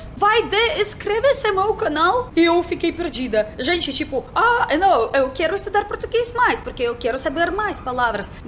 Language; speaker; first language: Portuguese; non-native, learner; Russian